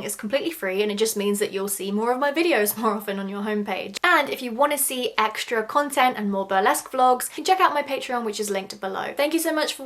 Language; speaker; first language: English; native; English